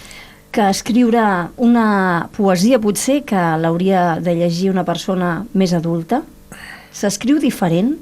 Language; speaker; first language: Catalan; native; Catalan